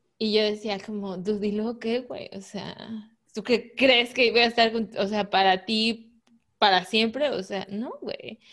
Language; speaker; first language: Spanish; native; Spanish